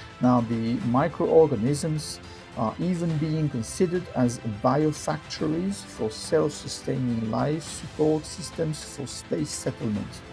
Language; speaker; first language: English; non-native, fluent; French